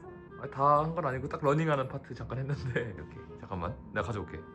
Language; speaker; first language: Korean; native; Korean